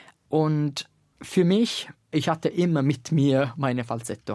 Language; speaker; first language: German; non-native, fluent; Italian